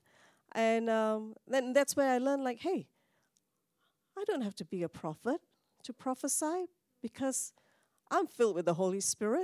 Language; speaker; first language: English; non-native, local second language; Tamil